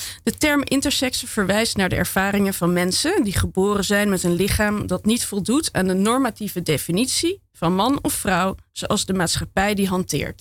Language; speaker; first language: Dutch; native; Dutch